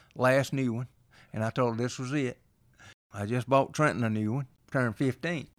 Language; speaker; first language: English; native; English